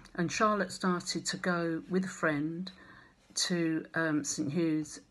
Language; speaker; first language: English; native; English